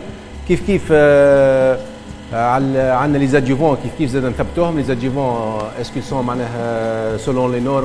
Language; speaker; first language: Arabic; native; Arabic